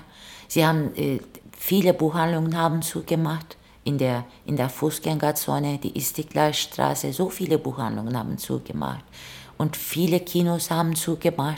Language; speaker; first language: German; non-native, fluent; Turkish